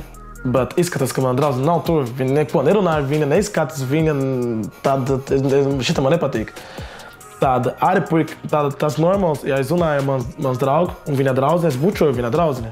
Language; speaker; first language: Latvian; non-native, learner; Portuguese